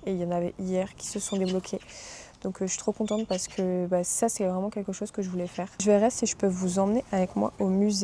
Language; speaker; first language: French; native; French